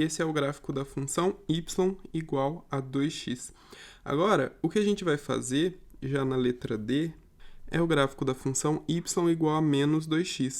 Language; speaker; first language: Portuguese; native; Portuguese